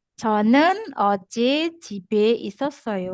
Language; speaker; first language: Korean; non-native, fluent; Indonesian